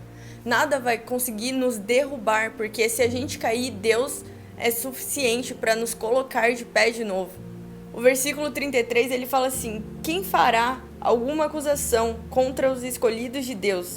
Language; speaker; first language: Portuguese; native; Portuguese